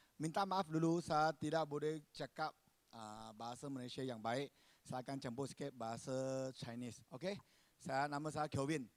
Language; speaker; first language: Malay; non-native, local second language; Chinese